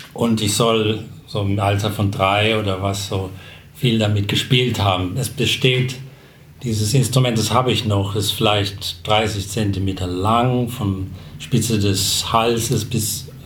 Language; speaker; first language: German; non-native, fluent; English